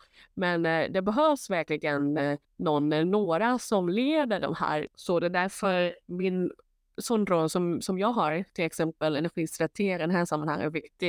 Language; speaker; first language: Swedish; non-native, fluent; Thai